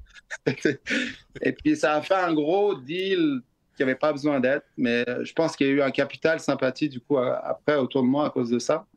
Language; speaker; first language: French; native; French